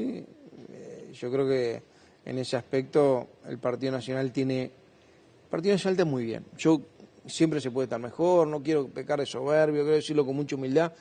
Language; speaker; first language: Spanish; native; Spanish